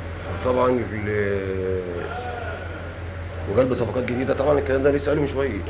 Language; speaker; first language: Arabic; native; Arabic